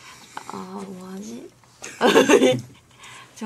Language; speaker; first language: Korean; non-native, learner; Japanese